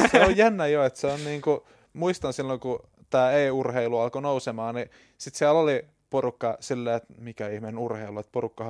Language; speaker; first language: Finnish; native; Finnish